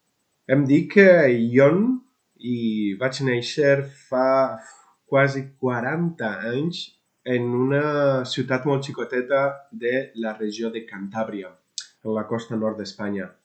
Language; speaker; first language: Catalan; non-native, local second language; Spanish